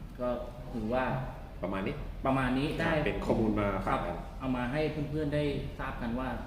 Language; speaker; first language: Thai; native; Thai